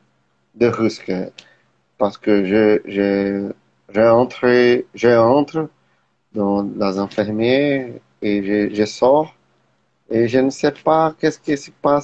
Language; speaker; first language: French; non-native, learner; Portuguese